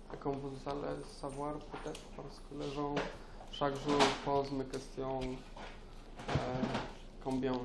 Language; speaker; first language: French; non-native, learner; Polish